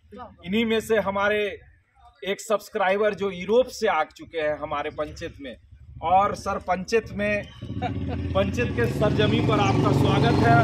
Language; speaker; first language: Hindi; native; Hindi